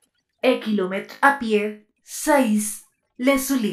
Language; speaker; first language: French; non-native, fluent; Spanish